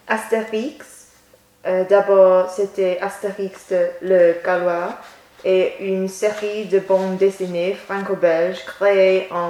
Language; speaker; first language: French; non-native, learner; English